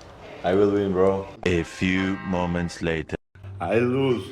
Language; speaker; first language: English; non-native, learner; Georgian